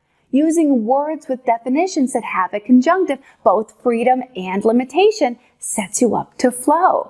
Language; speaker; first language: English; native; English